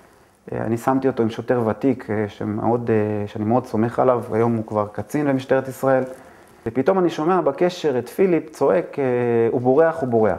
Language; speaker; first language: Hebrew; native; Hebrew